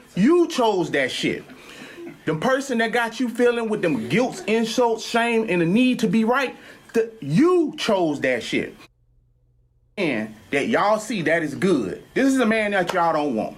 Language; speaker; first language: English; native; English